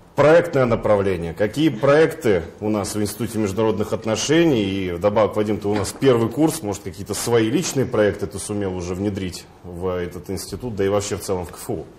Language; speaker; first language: Russian; native; Russian